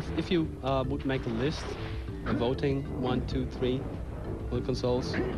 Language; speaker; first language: English; non-native, fluent; German